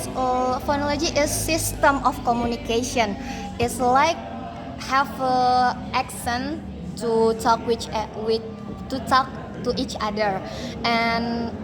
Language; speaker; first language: English; non-native, learner; Indonesian